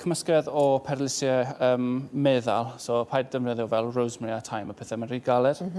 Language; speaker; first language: Welsh; native; Welsh